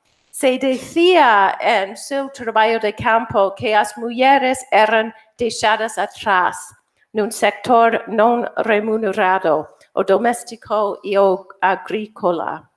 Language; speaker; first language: Galician; non-native, fluent; English